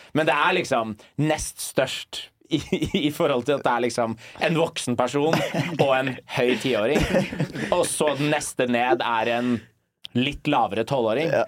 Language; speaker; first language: Norwegian; early bilingual, other home language; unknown